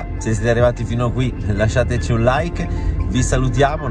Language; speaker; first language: Italian; native; Italian